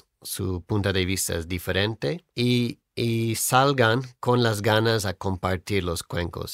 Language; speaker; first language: Spanish; non-native, fluent; English